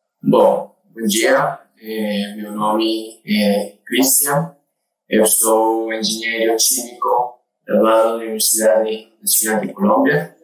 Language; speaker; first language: Portuguese; non-native, learner; Spanish